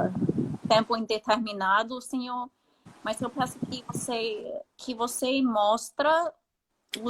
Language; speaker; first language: Portuguese; non-native, fluent; English